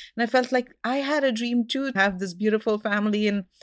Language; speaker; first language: English; non-native, local second language; Hindi